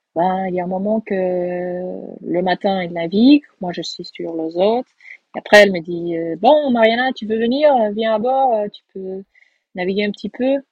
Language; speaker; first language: French; non-native, fluent; Portuguese